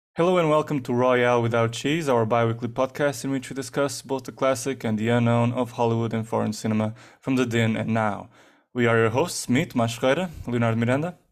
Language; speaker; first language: English; non-native, fluent; Portuguese